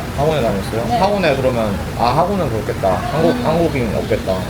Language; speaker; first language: Korean; native; Korean